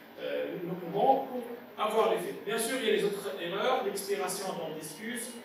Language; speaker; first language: French; non-native, local second language; Arabic